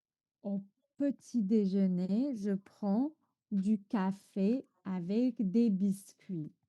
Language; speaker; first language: French; non-native, fluent; Chinese